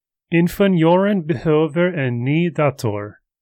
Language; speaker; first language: Swedish; non-native, learner; English